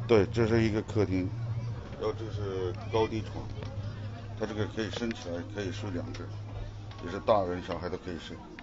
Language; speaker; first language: Chinese; native; Chinese